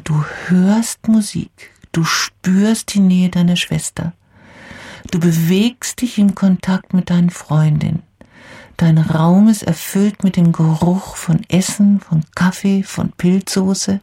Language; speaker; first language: German; native; German